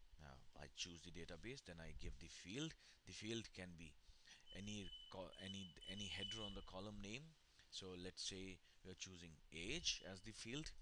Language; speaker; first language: English; non-native, local second language; Hindi